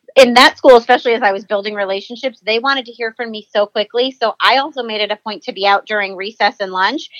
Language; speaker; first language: English; native; English